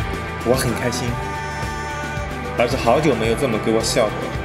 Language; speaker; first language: Chinese; native; Chinese